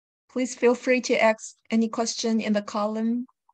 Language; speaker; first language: English; non-native, fluent; Chinese